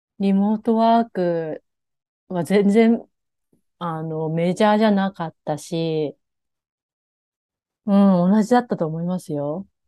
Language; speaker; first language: Japanese; native; Japanese